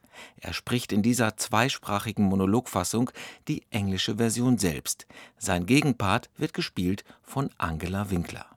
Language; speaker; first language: German; native; German